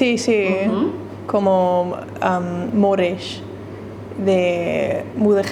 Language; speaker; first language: Spanish; non-native, learner; English